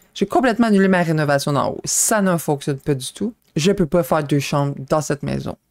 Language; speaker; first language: French; native; French